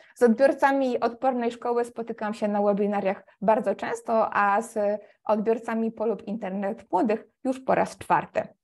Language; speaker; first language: Polish; native; Polish